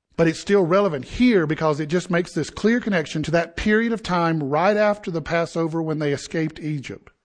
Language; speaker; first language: English; native; English